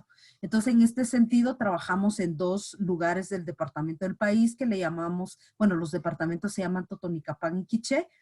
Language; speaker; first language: Spanish; native; Spanish